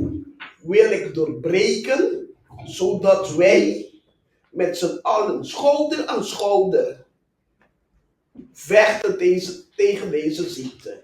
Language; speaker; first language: Dutch; non-native, local second language; Papiamento